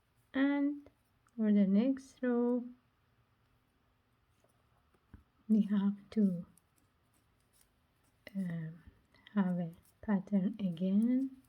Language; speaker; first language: English; non-native, learner; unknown